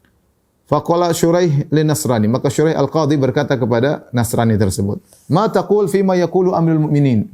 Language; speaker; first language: Indonesian; native; Indonesian